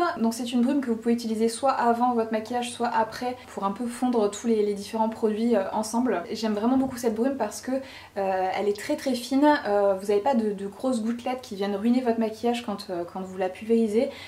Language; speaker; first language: French; native; French